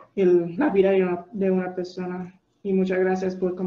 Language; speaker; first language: Spanish; non-native, fluent; English